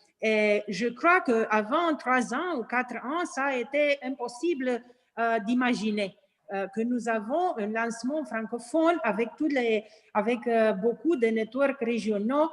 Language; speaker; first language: French; non-native, learner; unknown